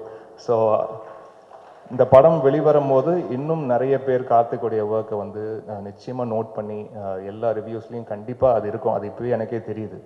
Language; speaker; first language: Tamil; native; Tamil